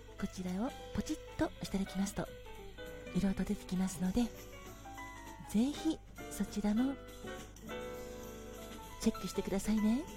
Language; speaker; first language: Japanese; native; Japanese